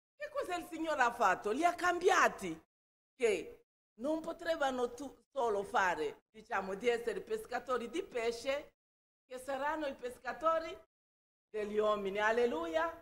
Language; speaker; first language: Italian; non-native, fluent; Kinyarwanda